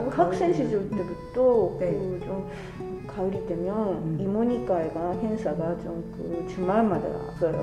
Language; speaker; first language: Korean; non-native, fluent; Japanese